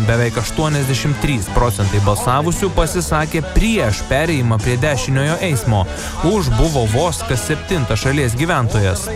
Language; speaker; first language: Lithuanian; native; Lithuanian